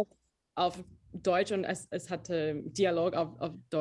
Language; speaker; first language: German; non-native, learner; English